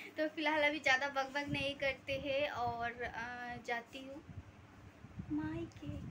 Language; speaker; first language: Hindi; non-native, local second language; Bangla